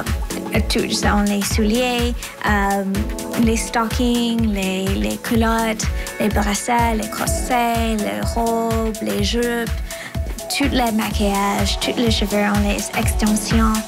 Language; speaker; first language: French; non-native, learner; English